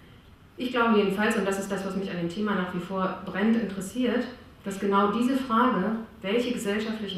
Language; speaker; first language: German; native; German